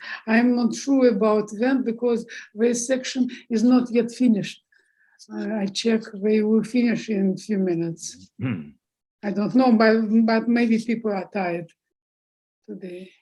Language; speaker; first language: English; non-native, fluent; Russian